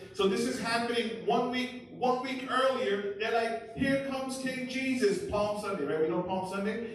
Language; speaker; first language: English; early bilingual, other home language; Spanish